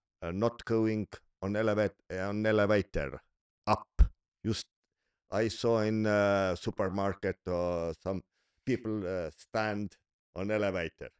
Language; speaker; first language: English; non-native, learner; Estonian